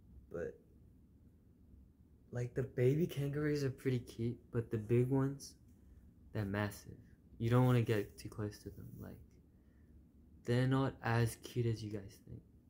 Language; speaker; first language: English; early bilingual, other home language; Korean